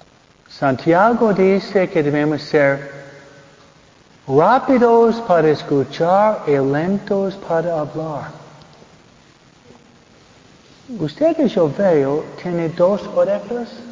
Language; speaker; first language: Spanish; non-native, fluent; English